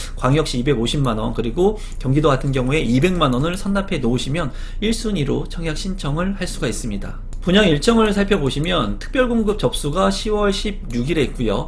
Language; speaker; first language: Korean; native; Korean